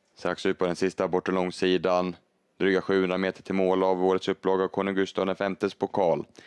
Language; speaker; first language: Swedish; native; Swedish